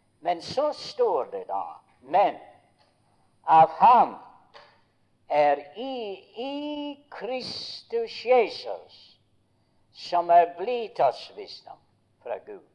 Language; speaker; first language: Norwegian; early bilingual, heritage; Norwegian